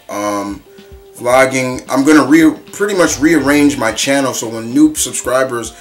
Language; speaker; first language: English; native; English